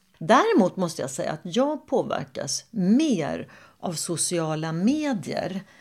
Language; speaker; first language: Swedish; native; Swedish